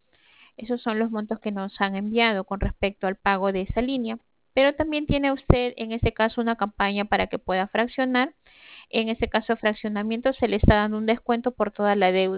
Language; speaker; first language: Spanish; native; Spanish